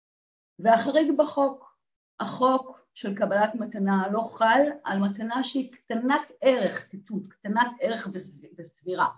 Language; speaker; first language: Hebrew; native; Hebrew